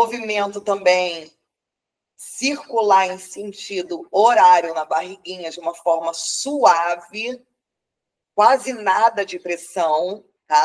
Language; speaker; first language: Portuguese; native; Portuguese